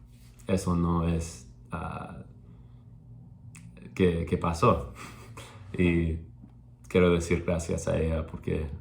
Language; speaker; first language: Spanish; non-native, learner; English